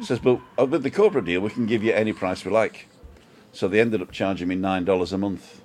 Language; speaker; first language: English; native; English